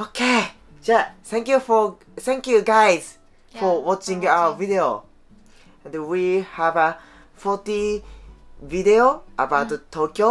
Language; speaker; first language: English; non-native, learner; Japanese